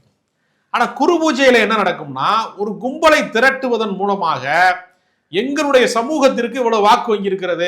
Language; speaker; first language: Tamil; native; Tamil